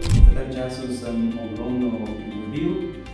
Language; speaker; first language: Slovenian; non-native, fluent; Arabic